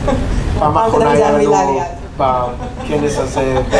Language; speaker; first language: Hebrew; non-native, learner; English